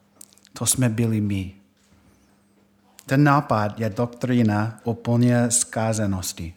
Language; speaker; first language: Czech; non-native, fluent; English